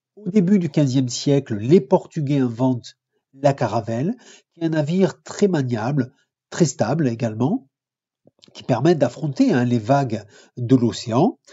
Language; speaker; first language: French; native; French